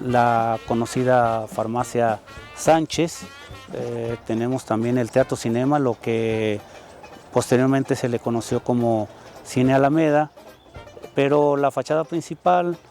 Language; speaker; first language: Spanish; native; Spanish